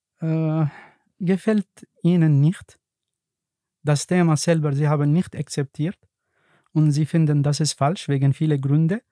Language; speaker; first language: German; non-native, learner; Arabic